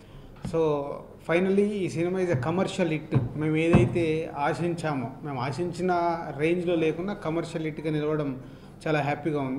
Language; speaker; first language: Telugu; native; Telugu